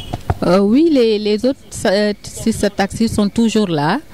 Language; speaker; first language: French; non-native, local second language; Wolof